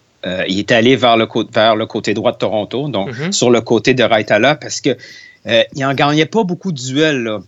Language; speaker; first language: French; native; French